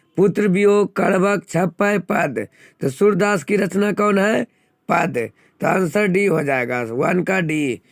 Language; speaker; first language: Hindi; native; Hindi